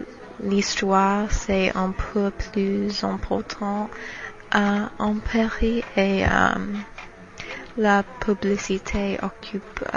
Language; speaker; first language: French; non-native, learner; English